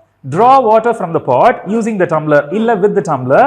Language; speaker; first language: English; non-native, local second language; Tamil